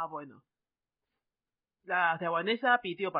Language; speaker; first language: Spanish; non-native, fluent; Chinese